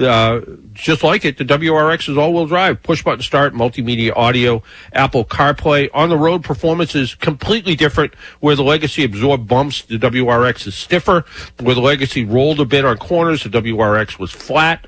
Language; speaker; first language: English; native; English